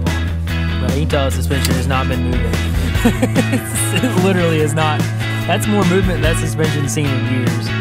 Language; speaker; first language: English; native; English